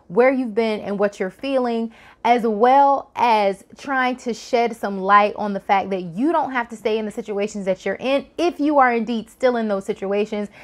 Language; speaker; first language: English; native; English